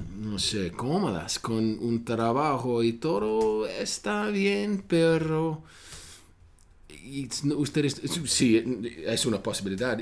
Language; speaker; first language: Spanish; non-native, fluent; English